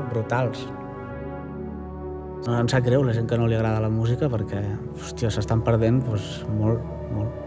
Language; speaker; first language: Catalan; native; Catalan